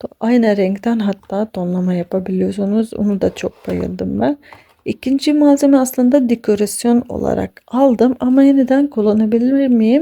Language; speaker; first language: Turkish; non-native, fluent; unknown